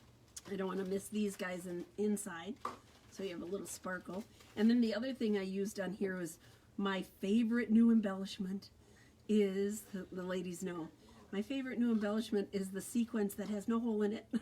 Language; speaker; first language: English; native; English